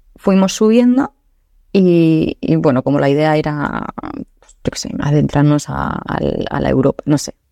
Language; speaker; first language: Spanish; native; Spanish